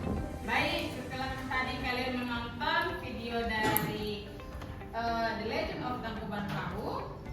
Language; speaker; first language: Indonesian; native; Indonesian